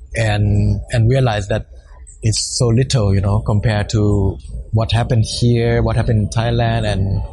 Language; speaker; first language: English; non-native, fluent; Thai